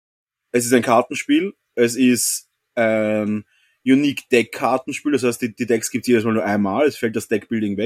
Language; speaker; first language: German; native; German